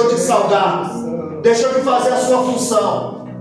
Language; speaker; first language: Portuguese; native; Portuguese